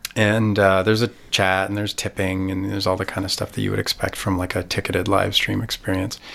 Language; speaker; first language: English; native; English